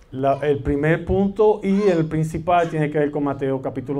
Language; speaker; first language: Spanish; native; Spanish